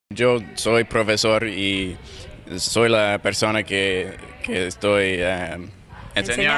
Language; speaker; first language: Spanish; non-native, learner; English